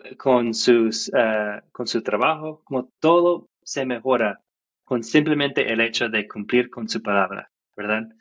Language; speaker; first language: Spanish; non-native, fluent; English